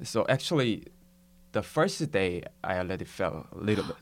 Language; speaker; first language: English; non-native, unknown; Korean